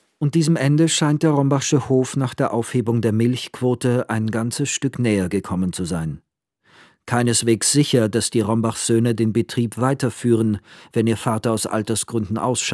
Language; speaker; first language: German; native; German